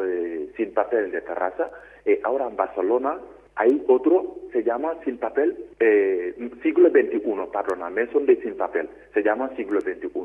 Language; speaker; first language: Spanish; non-native, learner; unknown